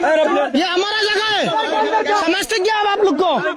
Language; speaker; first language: Hindi; non-native, learner; Bangla